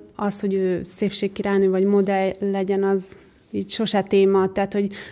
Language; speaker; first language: Hungarian; native; Hungarian